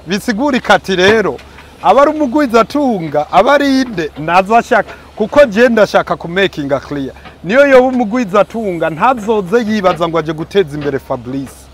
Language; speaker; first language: Rundi; early bilingual, heritage; Rundi